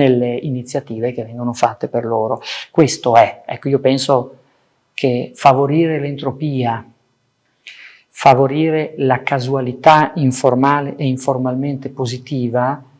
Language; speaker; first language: Italian; early bilingual, other home language; Persian